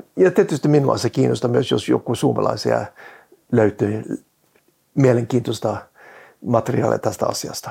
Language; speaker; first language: Finnish; non-native, fluent; Norwegian